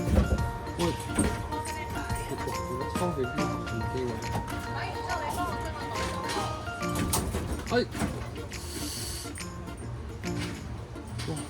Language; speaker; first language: Chinese; native; Chinese